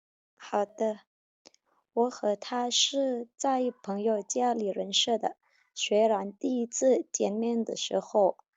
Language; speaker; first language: Chinese; non-native, learner; Indonesian